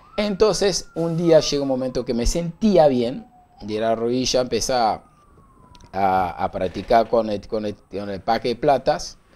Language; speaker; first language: Spanish; non-native, learner; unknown